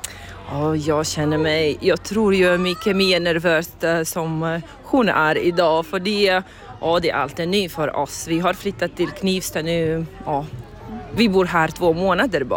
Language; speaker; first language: Swedish; non-native, learner; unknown